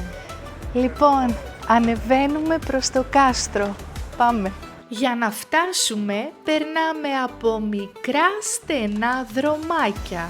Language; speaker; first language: Greek; native; Greek